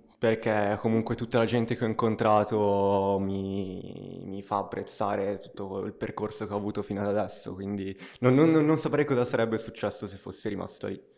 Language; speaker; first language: Italian; early bilingual, other home language; Russian